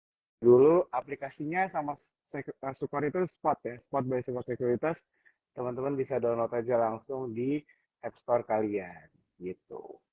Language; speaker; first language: Indonesian; native; Indonesian